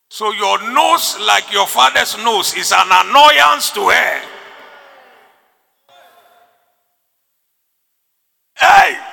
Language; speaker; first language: English; non-native, local second language; Akan